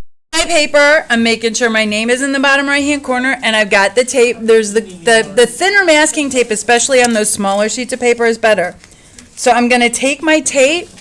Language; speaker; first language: English; native; English